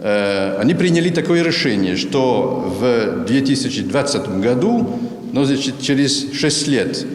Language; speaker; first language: Russian; non-native, fluent; French